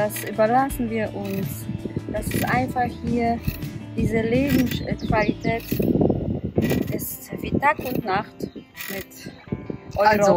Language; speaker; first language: German; non-native, fluent; Polish